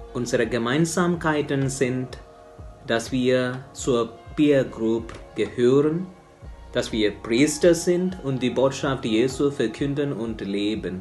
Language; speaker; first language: German; non-native, fluent; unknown